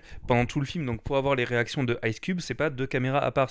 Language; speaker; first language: French; native; French